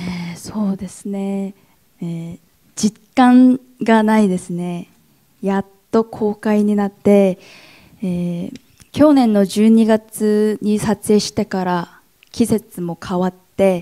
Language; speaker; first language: Japanese; non-native, fluent; Korean